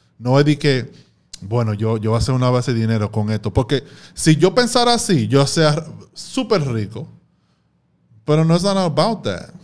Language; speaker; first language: Spanish; early bilingual, heritage; Spanish